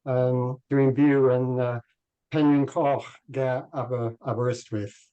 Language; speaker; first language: Welsh; non-native, learner; English